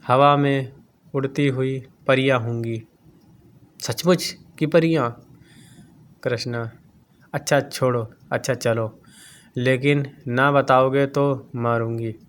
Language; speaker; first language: Hindi; native; Hindi